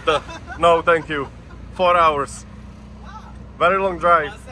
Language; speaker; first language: English; non-native, learner; Czech